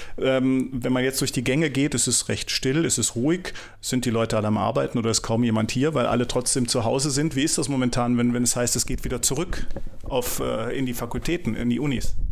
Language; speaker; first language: German; native; German